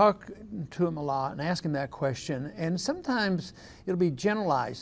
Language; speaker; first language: English; native; English